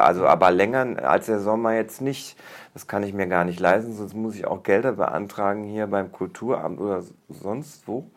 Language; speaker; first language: German; native; German